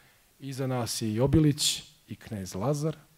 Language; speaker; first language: Croatian; native; Croatian